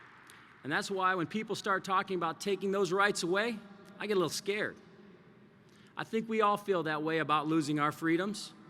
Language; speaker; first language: English; native; English